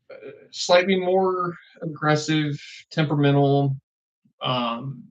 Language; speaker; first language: English; native; English